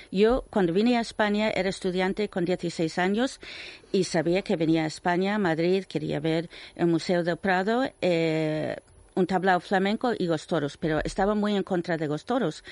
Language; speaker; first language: Spanish; non-native, fluent; English